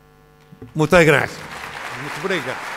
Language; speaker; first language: Portuguese; non-native, learner; Spanish